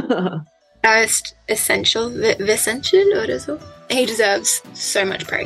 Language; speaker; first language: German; non-native, learner; English